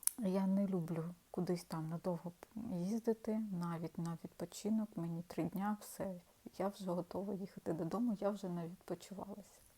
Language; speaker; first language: Ukrainian; non-native, local second language; Russian